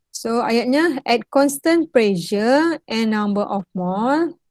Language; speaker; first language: English; non-native, local second language; Malay